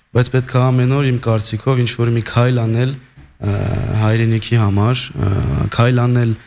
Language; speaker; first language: Armenian; early bilingual, heritage; Armenian